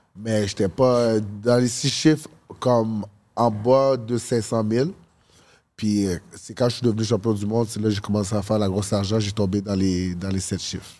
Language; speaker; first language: French; early bilingual, other home language; Haitian Creole